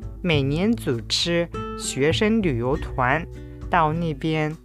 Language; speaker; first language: Chinese; non-native, fluent; Japanese